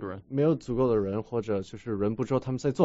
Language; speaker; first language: Chinese; early bilingual, heritage; Chinese